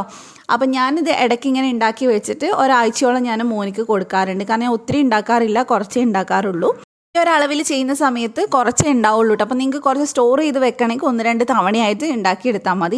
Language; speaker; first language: Malayalam; native; Malayalam